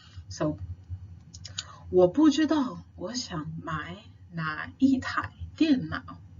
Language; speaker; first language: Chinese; non-native, fluent; English